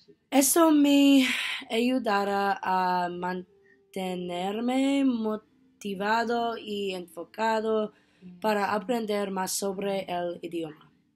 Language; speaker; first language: Spanish; non-native, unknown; English